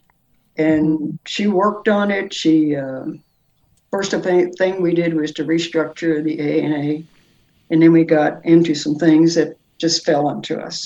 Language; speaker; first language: English; native; English